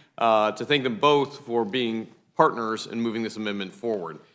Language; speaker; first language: English; native; English